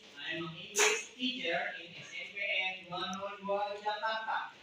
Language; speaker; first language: English; non-native, learner; Indonesian